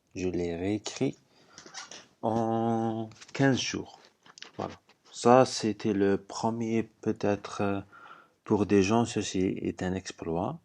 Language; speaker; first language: French; non-native, fluent; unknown